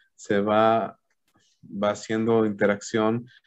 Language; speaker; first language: Spanish; native; Spanish